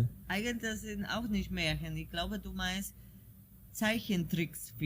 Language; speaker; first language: German; non-native, fluent; Polish